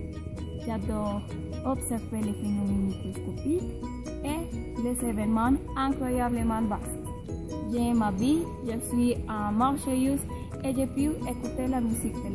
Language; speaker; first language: French; non-native, learner; Spanish